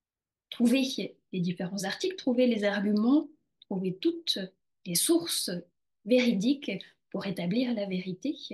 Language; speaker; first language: French; native; French